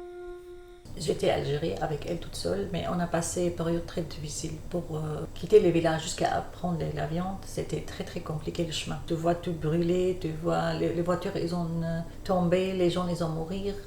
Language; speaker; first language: French; non-native, learner; Arabic